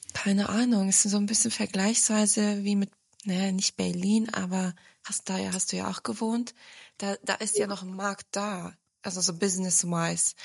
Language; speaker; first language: German; early bilingual, other home language; Turkish